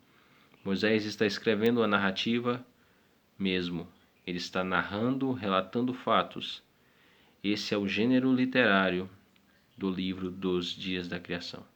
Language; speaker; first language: Portuguese; native; Portuguese